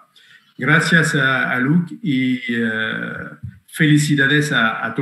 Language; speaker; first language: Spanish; non-native, fluent; French